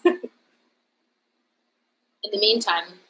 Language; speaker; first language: English; native; English